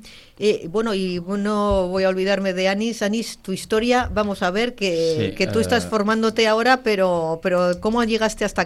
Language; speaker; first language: Spanish; native; Spanish